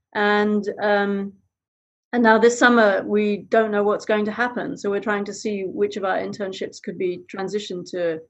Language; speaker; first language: English; native; English